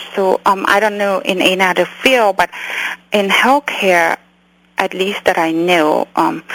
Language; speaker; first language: English; early bilingual, other home language; Khmer